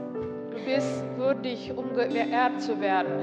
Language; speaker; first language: German; non-native, learner; Indonesian